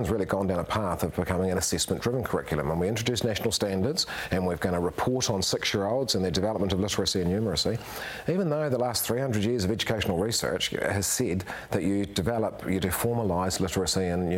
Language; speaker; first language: English; native; English